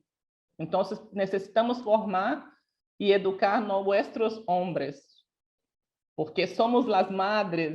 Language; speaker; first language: Spanish; non-native, local second language; Portuguese